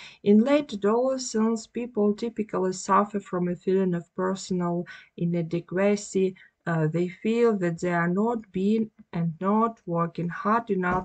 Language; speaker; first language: English; non-native, fluent; Ukrainian